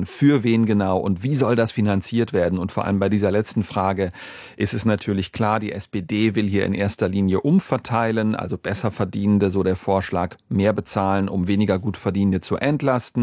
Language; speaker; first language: German; native; German